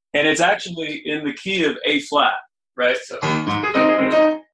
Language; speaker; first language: English; native; English